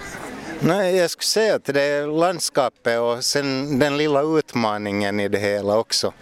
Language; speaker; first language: Swedish; native; Swedish